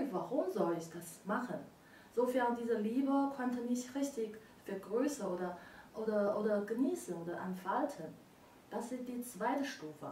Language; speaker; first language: German; non-native, learner; Chinese